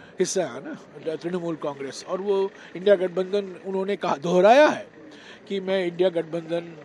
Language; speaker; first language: Hindi; non-native, local second language; Tamil